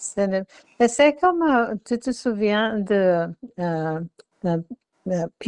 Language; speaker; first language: French; non-native, learner; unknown